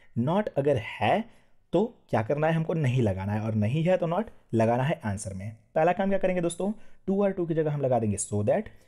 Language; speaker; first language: Hindi; non-native, local second language; Gujarati